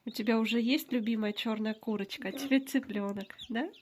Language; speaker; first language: Russian; native; Russian